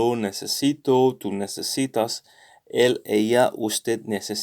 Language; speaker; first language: Spanish; non-native, learner; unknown